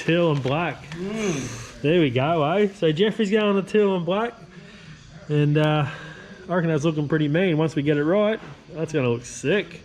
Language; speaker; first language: English; native; English